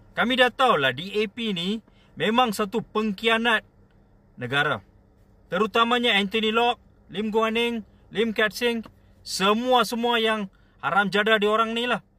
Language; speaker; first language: Malay; non-native, local second language; Tamil